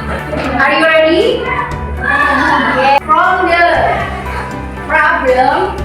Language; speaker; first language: English; non-native, learner; Indonesian